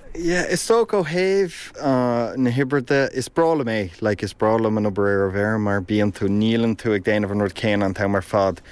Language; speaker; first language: Irish; non-native, local second language; English